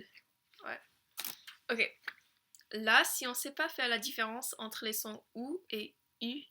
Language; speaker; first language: French; non-native, fluent; English